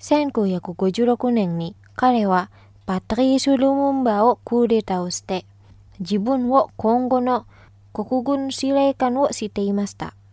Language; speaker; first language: Japanese; non-native, fluent; Indonesian